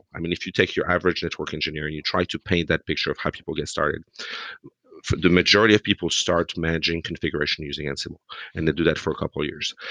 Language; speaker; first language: English; non-native, fluent; French